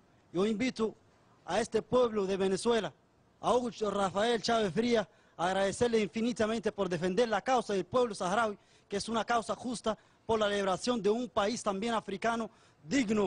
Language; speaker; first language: Spanish; non-native, fluent; Arabic